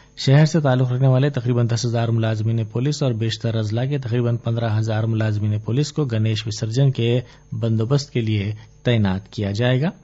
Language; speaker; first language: Urdu; native; Urdu